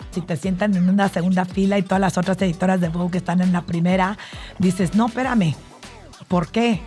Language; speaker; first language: Spanish; early bilingual, heritage; Spanish